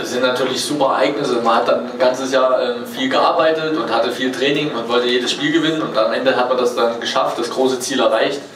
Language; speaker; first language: German; native; German